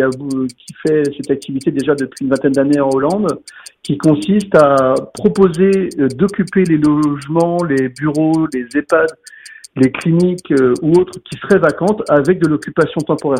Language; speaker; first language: French; native; French